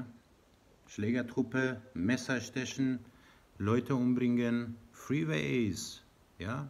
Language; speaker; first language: German; non-native, learner; Persian